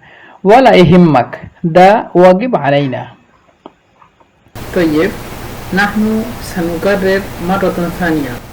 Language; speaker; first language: Arabic; non-native, fluent; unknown